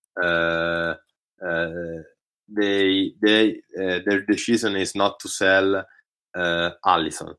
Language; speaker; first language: English; non-native, learner; Italian